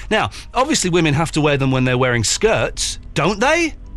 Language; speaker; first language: English; native; English